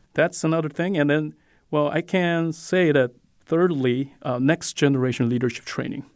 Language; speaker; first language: English; non-native, fluent; Korean